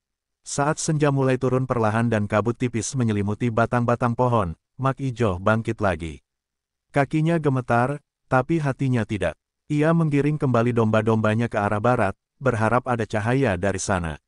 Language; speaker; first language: Indonesian; native; Indonesian